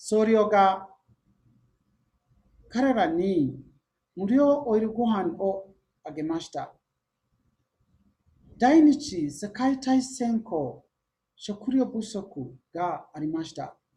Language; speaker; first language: Japanese; non-native, learner; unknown